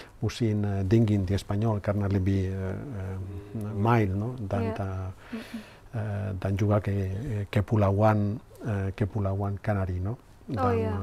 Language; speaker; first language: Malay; non-native, learner; Spanish